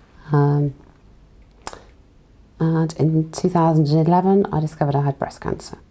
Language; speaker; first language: English; native; English